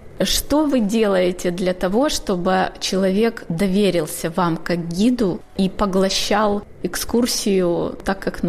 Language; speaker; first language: Russian; native; Russian